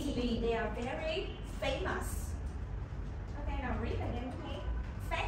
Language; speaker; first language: English; non-native, learner; Vietnamese